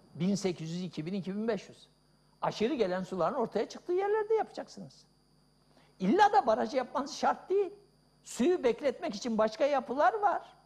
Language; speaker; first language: Turkish; native; Turkish